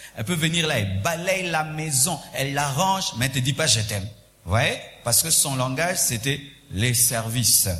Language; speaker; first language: French; non-native, local second language; Swahili